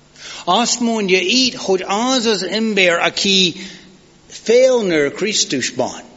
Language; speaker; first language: Hungarian; non-native, fluent; English